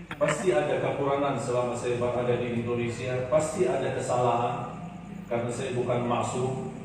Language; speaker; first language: Indonesian; non-native, fluent; Arabic